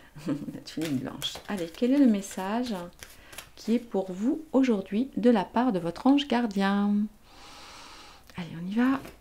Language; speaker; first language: French; native; French